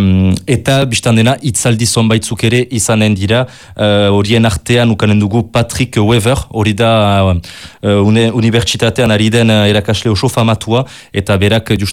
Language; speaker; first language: Basque; native; Basque